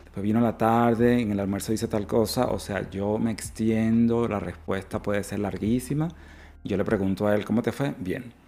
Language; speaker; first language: Spanish; native; Spanish